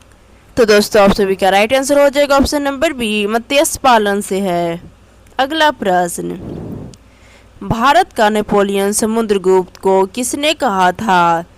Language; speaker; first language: Hindi; native; Hindi